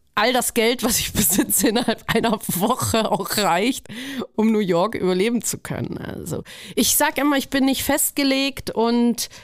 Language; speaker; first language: German; native; German